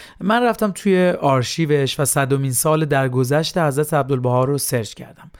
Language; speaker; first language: Persian; native; Persian